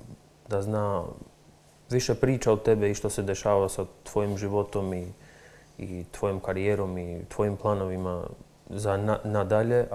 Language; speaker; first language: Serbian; non-native, local second language; Albanian